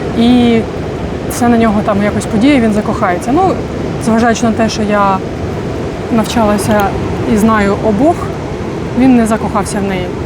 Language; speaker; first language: Ukrainian; non-native, local second language; Russian